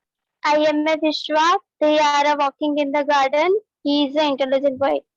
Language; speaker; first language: English; non-native, learner; Gujarati